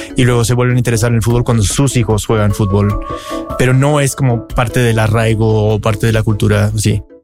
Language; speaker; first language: Spanish; early bilingual, heritage; Spanish